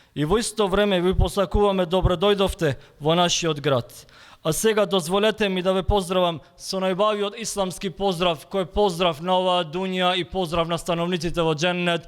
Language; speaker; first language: Macedonian; non-native, local second language; Albanian